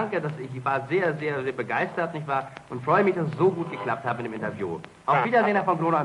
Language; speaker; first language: German; native; German